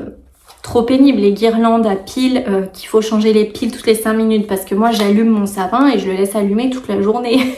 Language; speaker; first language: French; native; French